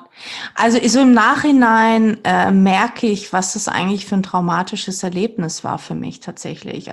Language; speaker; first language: German; early bilingual, other home language; Portuguese